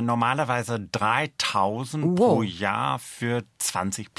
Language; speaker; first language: German; non-native, fluent; English